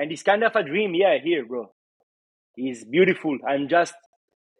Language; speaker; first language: English; non-native, fluent; Italian